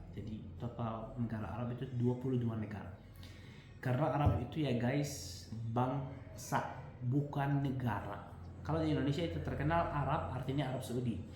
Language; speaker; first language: Indonesian; non-native, fluent; Arabic